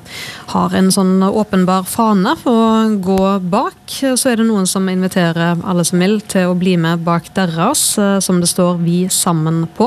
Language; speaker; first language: Norwegian; native; Norwegian